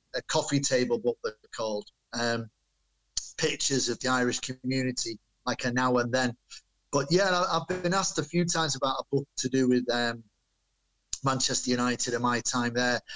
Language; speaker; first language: English; native; English